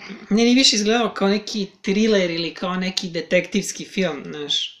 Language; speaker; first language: Serbian; native; Serbian